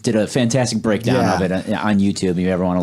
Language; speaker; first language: English; native; English